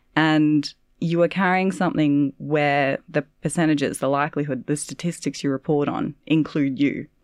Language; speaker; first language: English; native; English